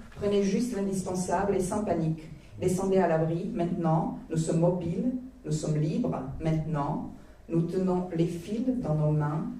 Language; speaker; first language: French; non-native, fluent; Croatian